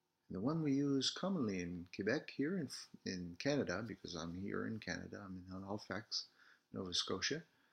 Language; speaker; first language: English; early bilingual, other home language; French